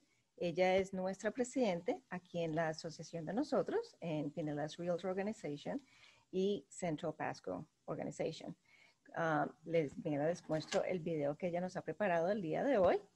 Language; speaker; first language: Spanish; native; Spanish